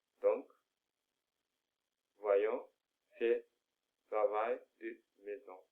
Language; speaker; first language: French; non-native, fluent; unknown